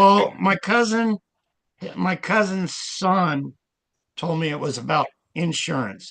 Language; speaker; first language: English; native; English